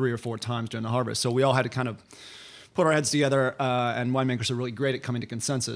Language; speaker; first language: English; native; English